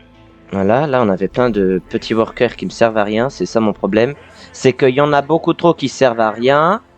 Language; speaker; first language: French; native; French